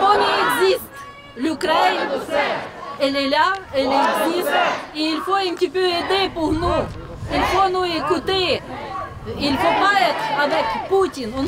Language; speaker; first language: French; non-native, learner; Ukrainian